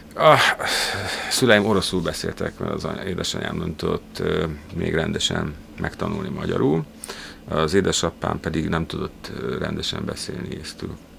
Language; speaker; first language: Hungarian; early bilingual, other home language; Russian